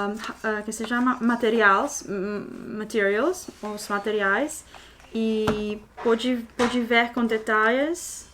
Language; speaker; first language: Portuguese; non-native, learner; English